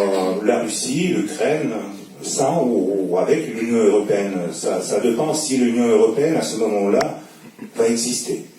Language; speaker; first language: French; non-native, fluent; Russian